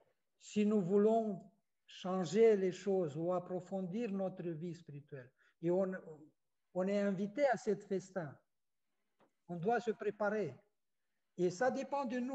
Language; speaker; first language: French; non-native, fluent; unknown